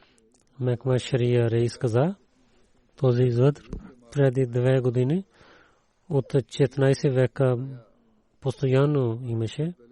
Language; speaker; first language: Bulgarian; non-native, learner; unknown